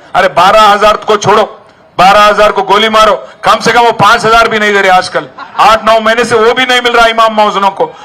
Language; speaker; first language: Hindi; non-native, local second language; Telugu